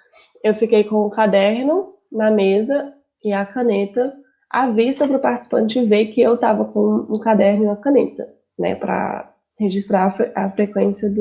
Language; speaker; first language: Portuguese; native; Portuguese